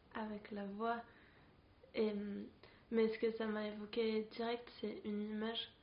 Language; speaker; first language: French; non-native, fluent; Spanish